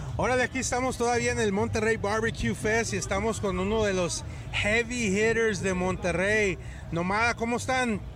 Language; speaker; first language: Spanish; early bilingual, heritage; Spanish